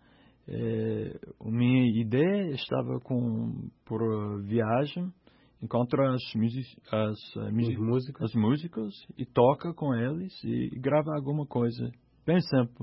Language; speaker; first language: Portuguese; non-native, learner; English